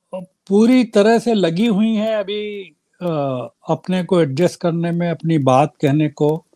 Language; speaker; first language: Hindi; native; Hindi